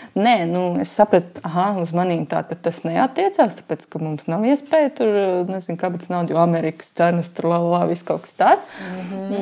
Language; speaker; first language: Latvian; native; Latvian